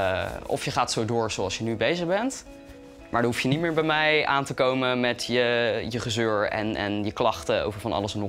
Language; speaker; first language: Dutch; native; Dutch